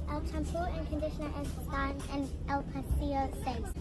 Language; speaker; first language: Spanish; non-native, learner; English